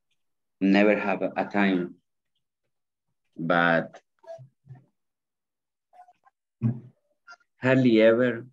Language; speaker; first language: English; non-native, learner; Spanish